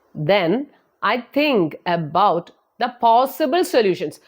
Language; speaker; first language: English; non-native, local second language; Malayalam